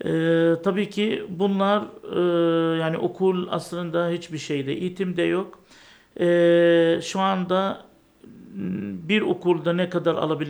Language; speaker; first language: Turkish; non-native, fluent; Arabic